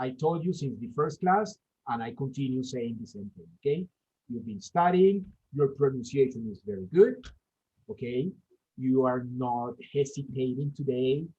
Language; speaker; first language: English; non-native, fluent; Spanish